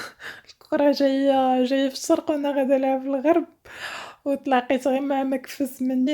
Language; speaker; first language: Arabic; native; Arabic